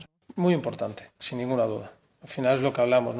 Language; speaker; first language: Spanish; native; Spanish